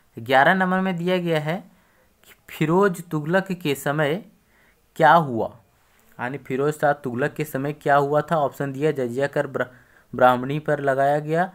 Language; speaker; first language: Hindi; native; Hindi